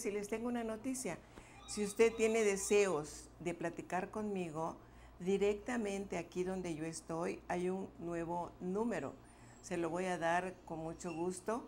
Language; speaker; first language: Spanish; native; Spanish